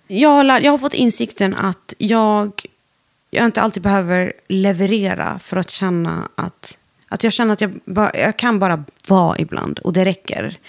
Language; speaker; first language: Swedish; early bilingual, other home language; Arabic